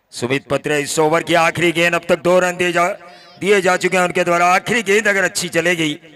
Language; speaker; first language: Hindi; non-native, local second language; Marathi